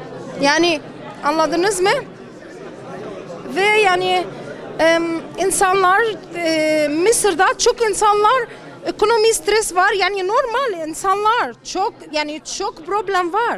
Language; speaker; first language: Turkish; non-native, learner; Arabic